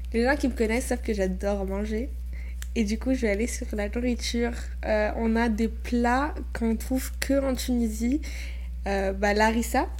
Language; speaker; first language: French; non-native, local second language; Arabic